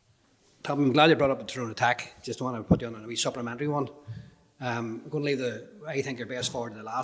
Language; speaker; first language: English; native; English